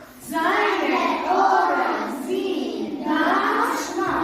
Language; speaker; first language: German; non-native, learner; Armenian